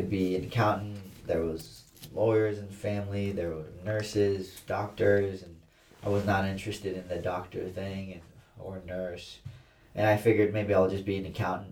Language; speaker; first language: English; early bilingual, other home language; Assyrian Neo-Aramaic